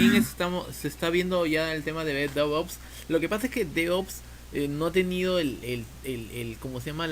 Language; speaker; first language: Spanish; native; Spanish